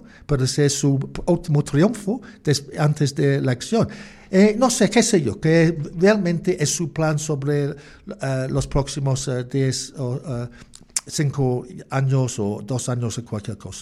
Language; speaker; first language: Spanish; non-native, learner; English